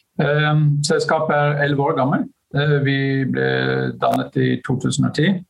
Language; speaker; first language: Norwegian; non-native, fluent; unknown